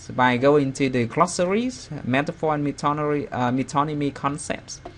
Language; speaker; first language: English; non-native, fluent; Vietnamese